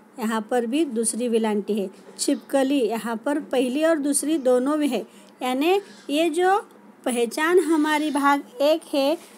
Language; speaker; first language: Hindi; non-native, local second language; Marathi